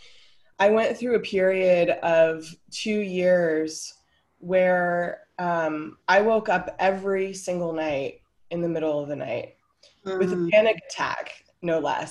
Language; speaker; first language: English; native; English